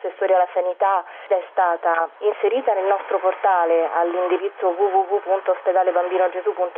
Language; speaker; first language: Italian; native; Italian